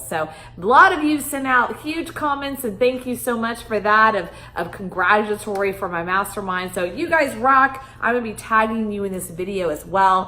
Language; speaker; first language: English; native; English